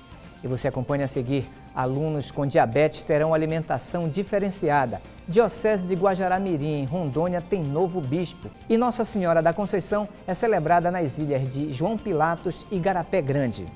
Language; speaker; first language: Portuguese; native; Portuguese